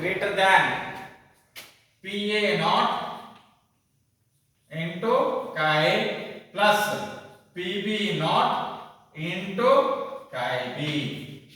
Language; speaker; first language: English; non-native, local second language; Kannada